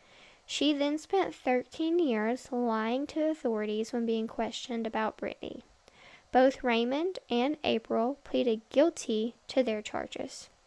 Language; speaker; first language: English; native; English